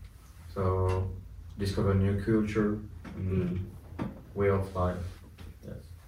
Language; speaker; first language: English; non-native, learner; French